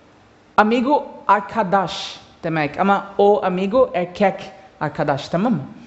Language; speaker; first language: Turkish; non-native, learner; Portuguese